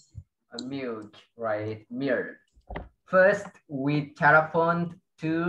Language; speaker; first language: English; non-native, fluent; Vietnamese